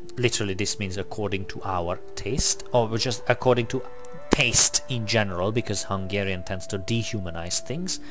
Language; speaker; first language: English; non-native, fluent; Hungarian